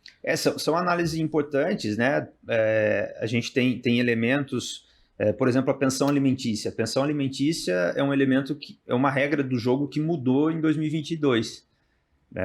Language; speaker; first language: Portuguese; native; Portuguese